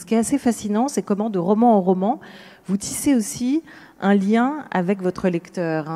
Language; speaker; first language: French; native; French